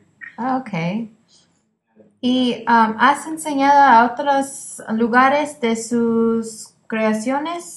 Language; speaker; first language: Spanish; early bilingual, heritage; English